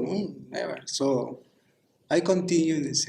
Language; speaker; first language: English; non-native, learner; Spanish